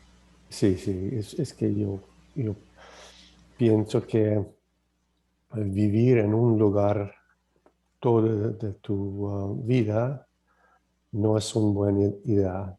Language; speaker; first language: Spanish; non-native, learner; English